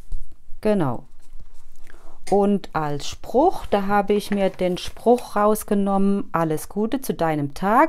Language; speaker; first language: German; native; German